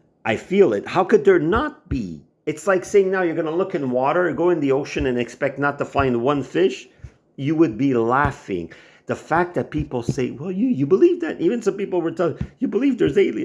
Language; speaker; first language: English; non-native, local second language; French